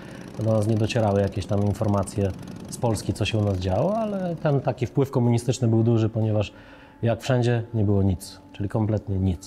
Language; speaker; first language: Polish; native; Polish